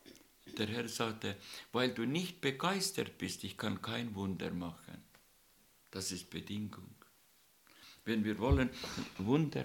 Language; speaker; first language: German; non-native, learner; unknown